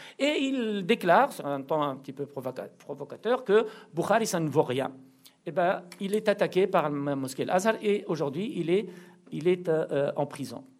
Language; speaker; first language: French; non-native, local second language; Arabic